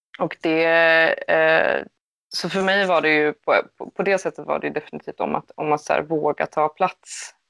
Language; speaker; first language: Swedish; native; Swedish